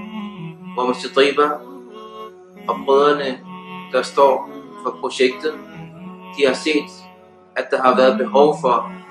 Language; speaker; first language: Danish; early bilingual, other home language; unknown